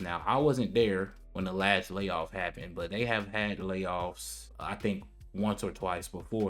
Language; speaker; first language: English; native; English